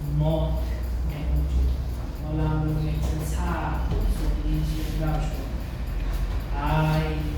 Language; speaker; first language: Vietnamese; non-native, learner; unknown